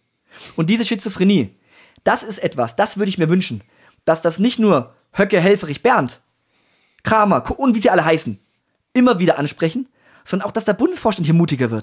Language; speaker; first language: German; native; German